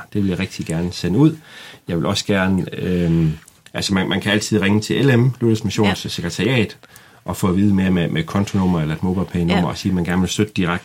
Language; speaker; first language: Danish; native; Danish